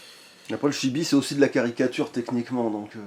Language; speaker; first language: French; native; French